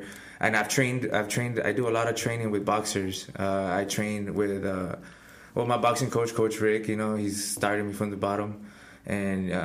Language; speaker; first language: English; native; English